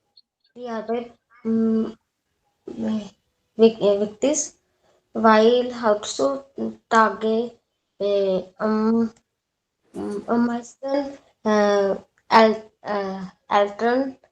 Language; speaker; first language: German; non-native, learner; Hindi